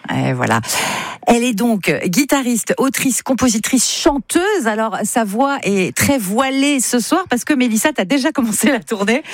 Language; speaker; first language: French; native; French